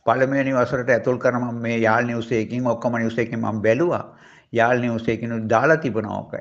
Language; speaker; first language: Sinhala; non-native, local second language; Tamil